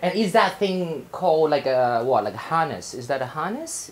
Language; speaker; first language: English; non-native, fluent; Thai